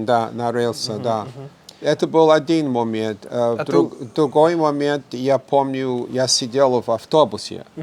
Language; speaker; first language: Russian; non-native, fluent; English